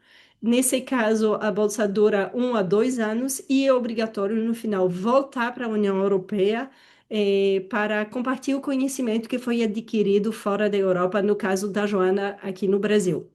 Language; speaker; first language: Portuguese; non-native, fluent; French